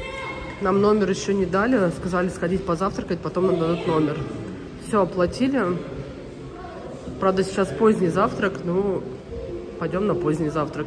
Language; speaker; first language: Russian; native; Russian